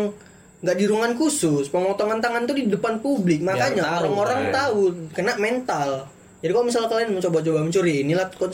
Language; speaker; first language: Indonesian; native; Indonesian